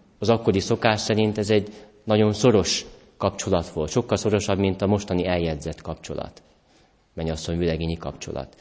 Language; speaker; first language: Hungarian; native; Hungarian